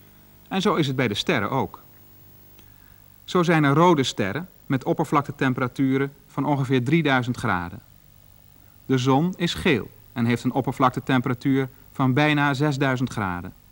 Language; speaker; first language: Dutch; native; Dutch